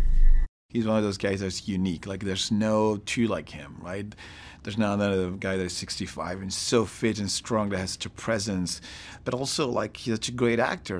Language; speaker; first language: English; non-native, fluent; Spanish